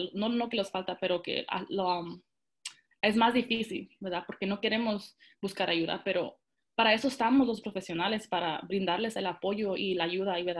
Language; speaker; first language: Spanish; early bilingual, heritage; Spanish